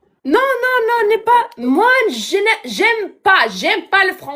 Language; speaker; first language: French; non-native, learner; Arabic